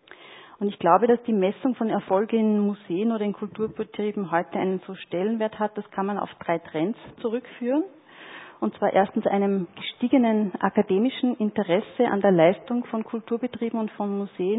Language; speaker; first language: German; native; German